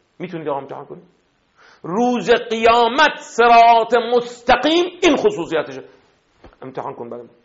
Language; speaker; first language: Persian; non-native, fluent; Arabic